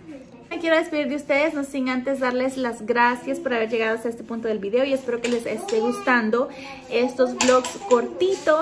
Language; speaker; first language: Spanish; native; Spanish